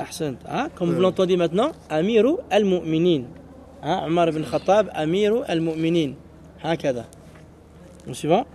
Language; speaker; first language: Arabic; non-native, fluent; French